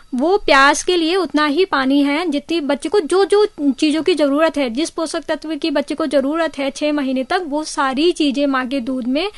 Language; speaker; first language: Hindi; native; Hindi